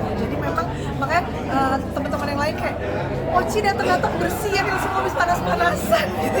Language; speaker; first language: Indonesian; native; Indonesian